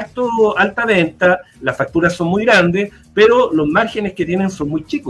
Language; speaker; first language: Spanish; native; Spanish